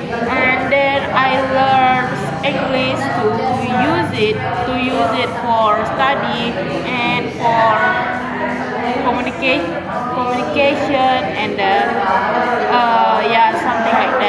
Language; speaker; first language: English; non-native, learner; Indonesian